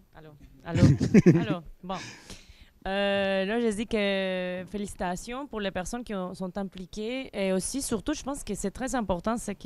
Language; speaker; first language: French; native; French